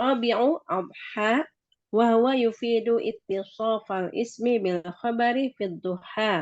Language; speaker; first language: Arabic; non-native, learner; Indonesian